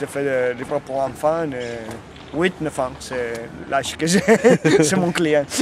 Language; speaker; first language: French; non-native, learner; Catalan